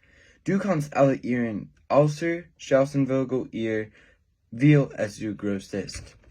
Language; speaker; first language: German; non-native, learner; English